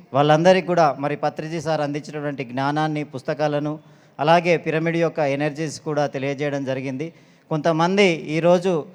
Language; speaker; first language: Telugu; native; Telugu